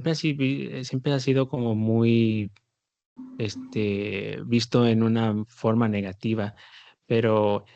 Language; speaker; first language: Spanish; early bilingual, heritage; Spanish